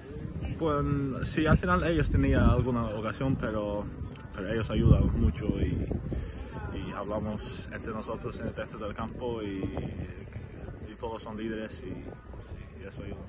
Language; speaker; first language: Spanish; non-native, learner; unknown